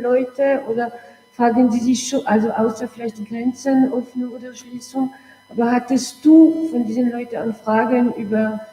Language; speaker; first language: German; non-native, local second language; French